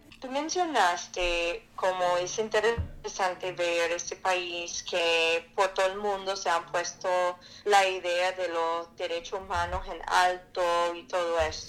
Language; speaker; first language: Spanish; non-native, fluent; English